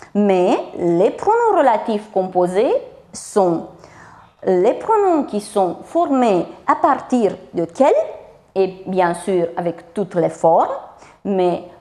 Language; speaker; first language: French; non-native, fluent; Romanian